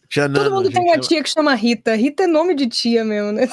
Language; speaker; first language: Portuguese; native; Portuguese